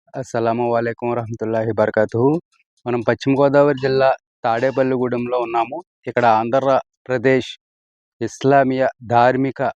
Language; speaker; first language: Telugu; native; Telugu